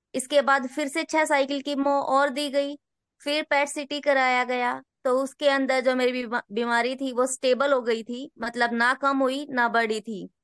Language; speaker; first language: Hindi; native; Hindi